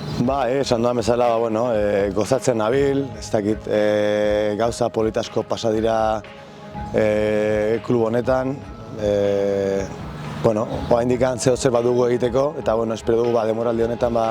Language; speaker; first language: Basque; non-native, local second language; Spanish